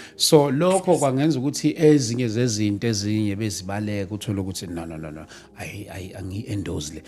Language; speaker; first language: Zulu; native; Zulu